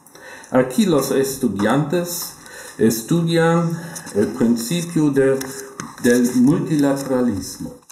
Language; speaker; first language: Spanish; non-native, learner; German